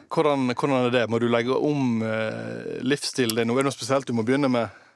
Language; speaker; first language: Norwegian; native; Norwegian